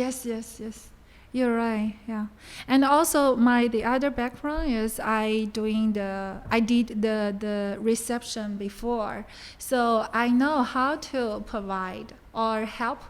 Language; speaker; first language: English; non-native, learner; Chinese